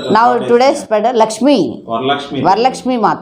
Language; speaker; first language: English; non-native, learner; Telugu